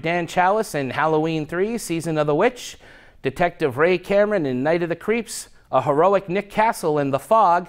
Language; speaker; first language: English; native; English